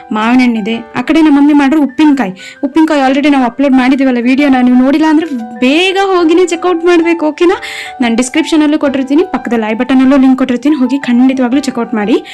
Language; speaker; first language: Kannada; non-native, local second language; Telugu